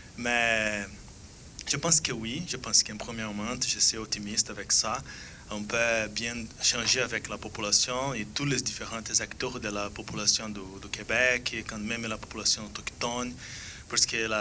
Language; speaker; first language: French; non-native, fluent; Portuguese